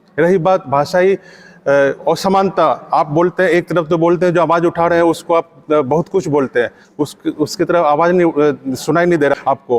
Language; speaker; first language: Hindi; non-native, local second language; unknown